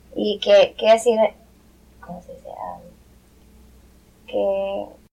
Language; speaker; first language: Spanish; early bilingual, other home language; English